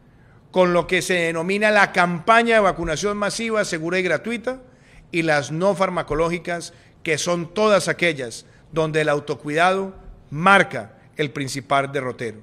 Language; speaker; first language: Spanish; native; Spanish